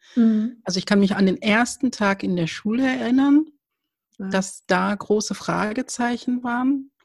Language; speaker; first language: German; early bilingual, other home language; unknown